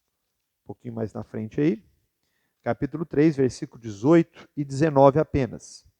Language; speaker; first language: Portuguese; native; Portuguese